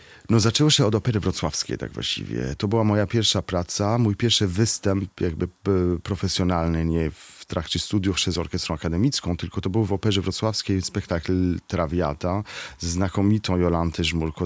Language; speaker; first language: Polish; non-native, fluent; Arabic